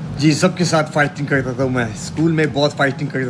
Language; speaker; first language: Hindi; early bilingual, heritage; Hindi